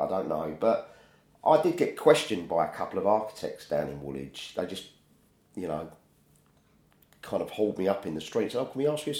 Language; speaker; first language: English; native; English